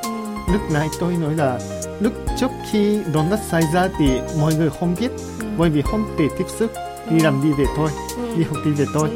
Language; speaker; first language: Vietnamese; non-native, learner; Japanese